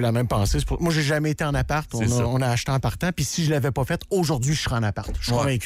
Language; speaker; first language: French; native; French